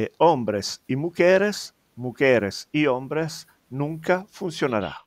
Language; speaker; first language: Spanish; non-native, fluent; Italian